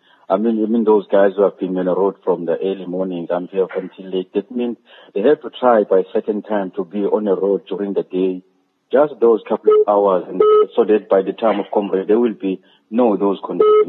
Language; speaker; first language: English; non-native, local second language; Zulu